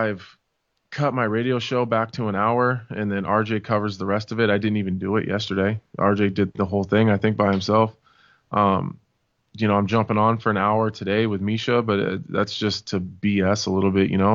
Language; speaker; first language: English; native; English